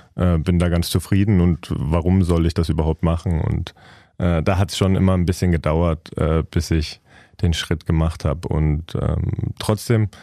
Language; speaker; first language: German; native; German